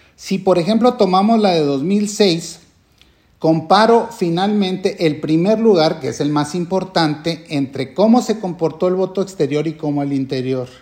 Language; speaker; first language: Spanish; native; Spanish